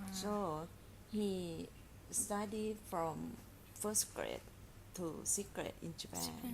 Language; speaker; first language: English; non-native, learner; Thai